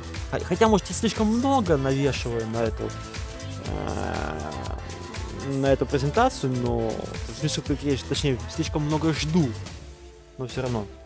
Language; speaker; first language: Russian; native; Russian